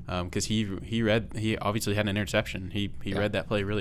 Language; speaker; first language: English; native; English